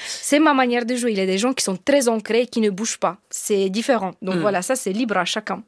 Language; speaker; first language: French; non-native, fluent; Bulgarian